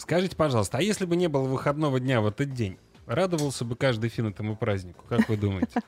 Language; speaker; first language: Russian; native; Russian